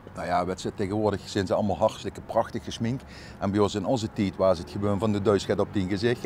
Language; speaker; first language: Dutch; native; Dutch